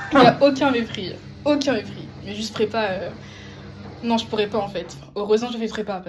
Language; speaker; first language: French; native; French